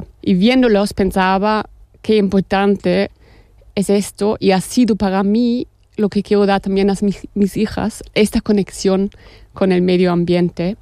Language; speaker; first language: Spanish; non-native, fluent; German